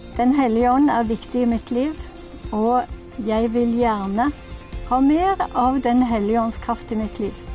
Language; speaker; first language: Norwegian; native; Norwegian